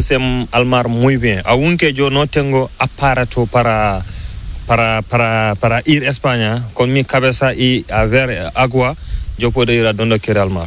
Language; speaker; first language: Spanish; non-native, learner; Fula